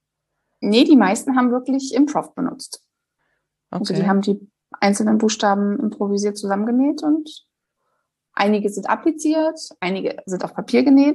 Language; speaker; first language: German; native; German